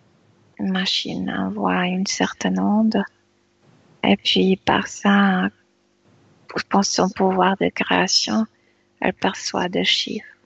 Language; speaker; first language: French; non-native, fluent; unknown